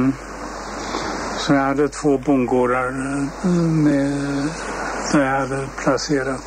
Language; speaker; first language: Swedish; native; Swedish